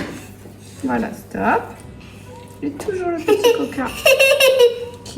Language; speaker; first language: French; native; French